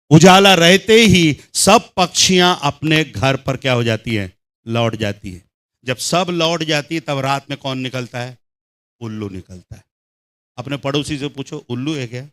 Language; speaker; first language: Hindi; non-native, local second language; Telugu